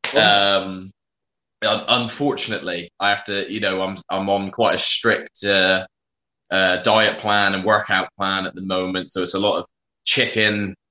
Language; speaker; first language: English; native; English